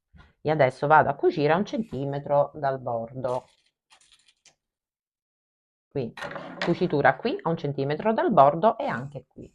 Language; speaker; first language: Italian; native; Italian